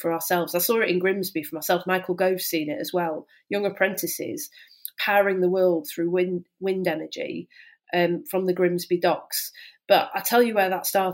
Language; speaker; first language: English; native; English